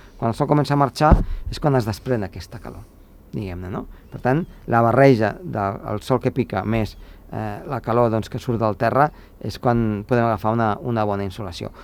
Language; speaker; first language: Catalan; native; Catalan